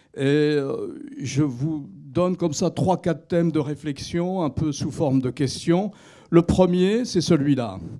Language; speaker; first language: French; native; French